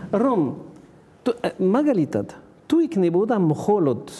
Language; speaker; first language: Georgian; non-native, learner; French